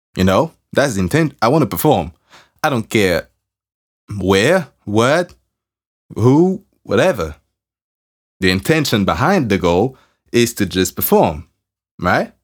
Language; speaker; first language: English; non-native, fluent; French